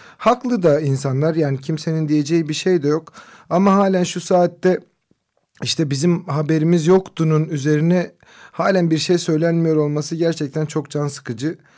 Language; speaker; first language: Turkish; non-native, local second language; Kurdish